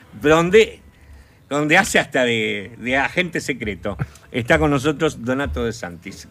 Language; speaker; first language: Spanish; native; Spanish